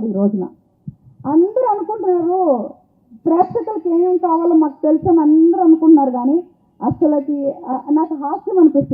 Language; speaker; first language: Telugu; native; Telugu